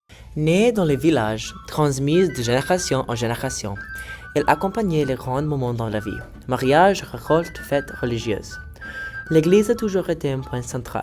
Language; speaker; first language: French; native; French